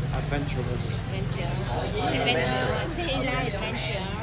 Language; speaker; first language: English; non-native, local second language; Vietnamese